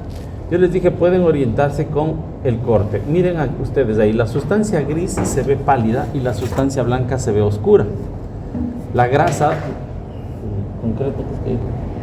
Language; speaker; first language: Spanish; native; Spanish